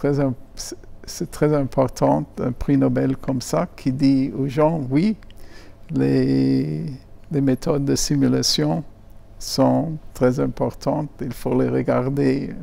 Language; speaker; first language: French; non-native, fluent; German